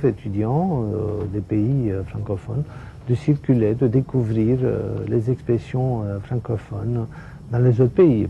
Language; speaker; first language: French; non-native, fluent; Romanian